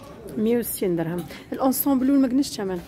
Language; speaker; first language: Arabic; native; Arabic